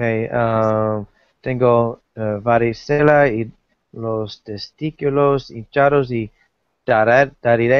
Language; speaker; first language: Spanish; non-native, learner; English